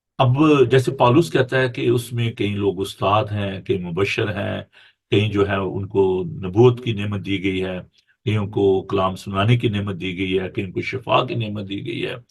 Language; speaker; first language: Urdu; native; Urdu